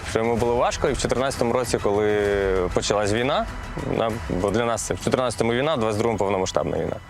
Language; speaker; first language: Ukrainian; native; Ukrainian